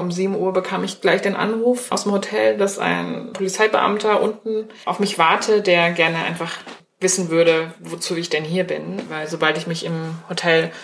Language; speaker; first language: German; early bilingual, other home language; Chinese